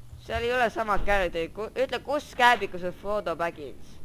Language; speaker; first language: Estonian; native; Estonian